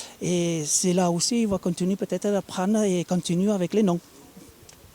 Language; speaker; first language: French; non-native, learner; English